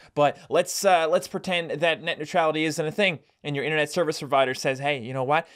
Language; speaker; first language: English; native; English